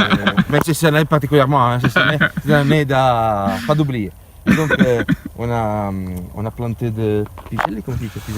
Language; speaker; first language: French; non-native, learner; Italian